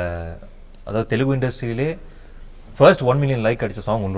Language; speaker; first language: Tamil; native; Tamil